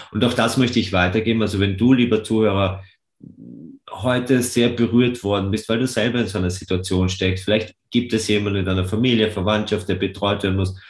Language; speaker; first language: German; native; German